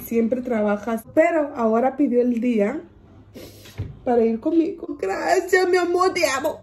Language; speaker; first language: Spanish; early bilingual, heritage; Spanish